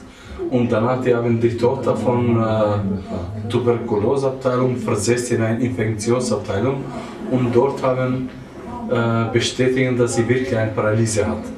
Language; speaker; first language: German; non-native, learner; Albanian